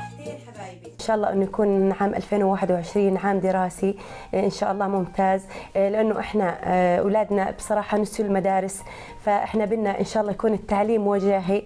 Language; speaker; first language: Arabic; native; Arabic